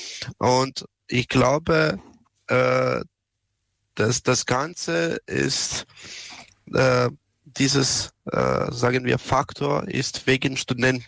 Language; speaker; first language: German; non-native, learner; Serbian